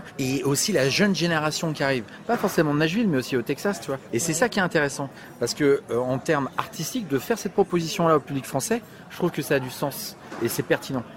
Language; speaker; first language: French; native; French